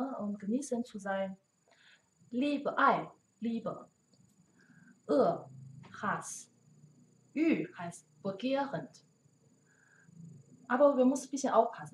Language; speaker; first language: German; non-native, learner; Chinese